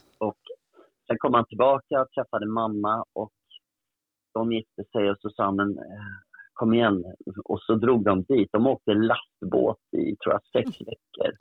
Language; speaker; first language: Swedish; early bilingual, other home language; Portuguese